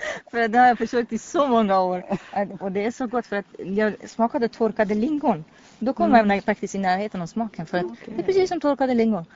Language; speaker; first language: Swedish; non-native, fluent; Persian